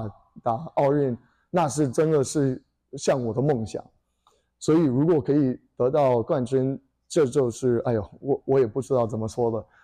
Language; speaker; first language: Chinese; early bilingual, heritage; English